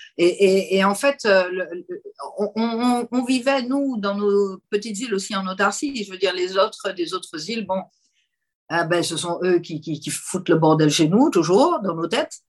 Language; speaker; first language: French; native; French